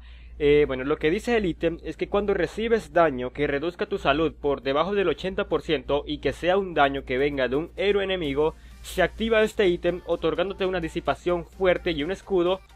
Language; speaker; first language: Spanish; native; Spanish